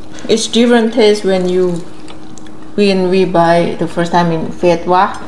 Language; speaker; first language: English; non-native, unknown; Javanese